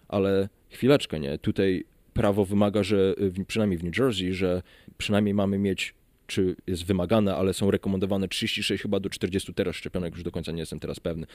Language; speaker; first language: Polish; early bilingual, heritage; Polish